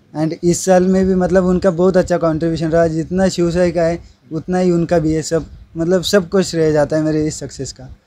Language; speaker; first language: Hindi; non-native, local second language; Marathi